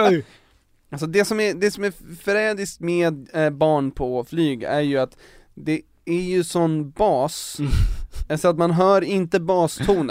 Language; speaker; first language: Swedish; native; Swedish